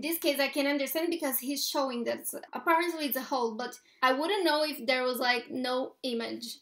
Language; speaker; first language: English; non-native, fluent; Portuguese